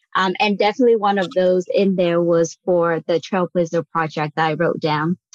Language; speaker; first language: English; non-native, fluent; Vietnamese